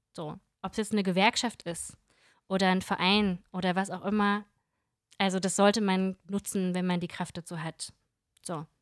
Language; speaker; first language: German; early bilingual, other home language; Russian